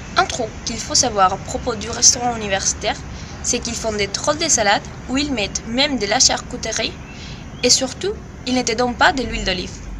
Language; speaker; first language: French; non-native, learner; Spanish